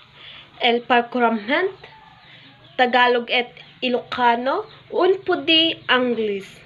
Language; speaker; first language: French; non-native, learner; Filipino